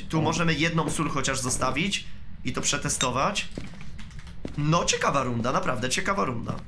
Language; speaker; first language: Polish; native; Polish